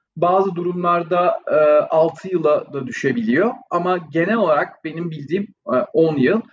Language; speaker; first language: Turkish; native; Turkish